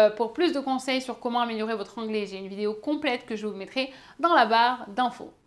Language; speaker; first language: French; native; French